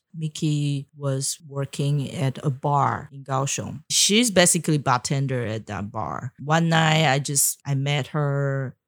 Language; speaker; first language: English; non-native, fluent; Chinese